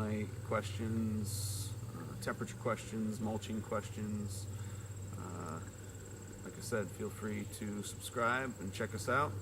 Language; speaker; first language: English; native; English